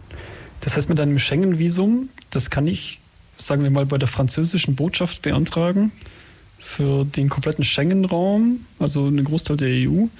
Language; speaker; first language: German; native; German